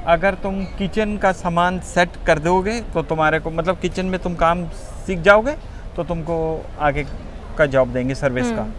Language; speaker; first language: Hindi; native; Hindi